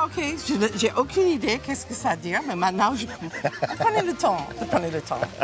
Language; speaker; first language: French; non-native, fluent; English